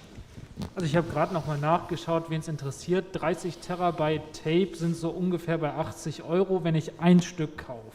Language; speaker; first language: German; native; German